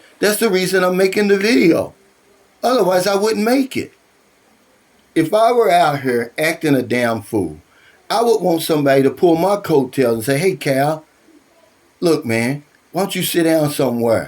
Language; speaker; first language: English; native; English